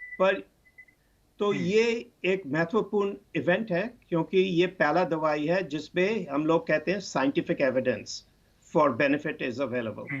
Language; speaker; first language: Hindi; non-native, local second language; Bangla